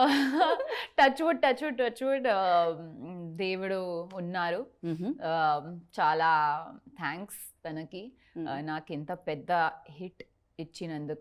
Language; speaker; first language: Telugu; non-native, learner; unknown